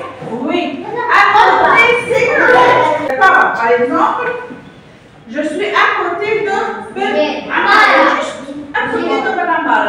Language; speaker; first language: French; non-native, local second language; Arabic